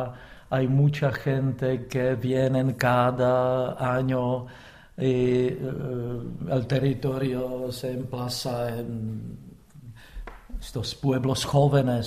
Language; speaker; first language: Spanish; non-native, fluent; Czech